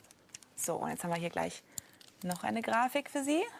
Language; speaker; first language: German; native; German